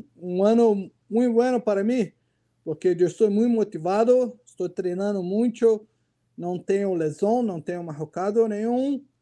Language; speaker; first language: Spanish; non-native, learner; Portuguese